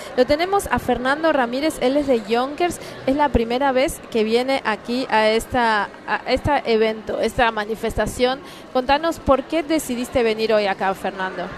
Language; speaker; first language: Spanish; native; Spanish